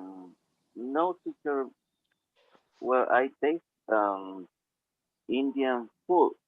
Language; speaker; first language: English; non-native, learner; Spanish